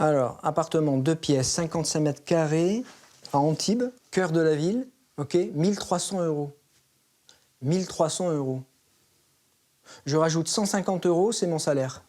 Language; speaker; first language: French; native; French